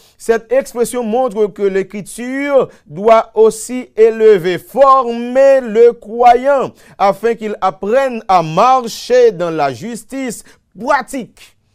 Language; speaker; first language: French; non-native, local second language; Haitian Creole